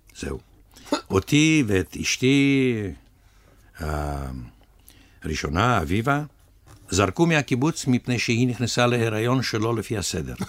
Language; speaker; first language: Hebrew; early bilingual, other home language; Russian